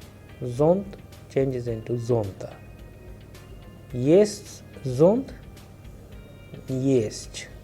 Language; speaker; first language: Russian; non-native, fluent; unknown